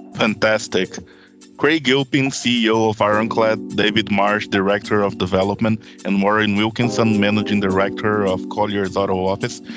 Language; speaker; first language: English; non-native, fluent; Portuguese